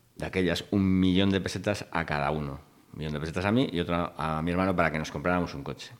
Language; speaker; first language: Spanish; native; Spanish